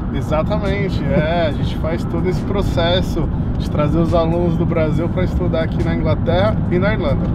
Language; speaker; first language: Portuguese; native; Portuguese